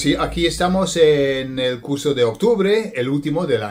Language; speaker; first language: Spanish; non-native, fluent; English